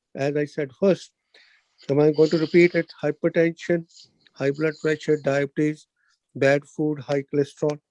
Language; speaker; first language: English; non-native, local second language; Punjabi